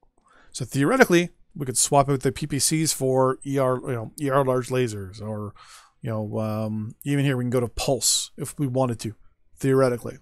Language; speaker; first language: English; native; English